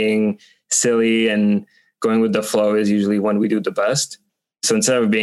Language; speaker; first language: English; non-native, fluent; French